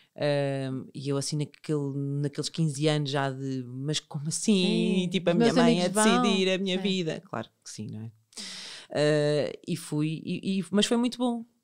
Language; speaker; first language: Portuguese; native; Portuguese